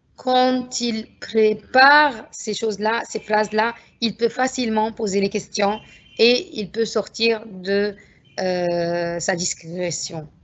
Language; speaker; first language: French; non-native, fluent; Arabic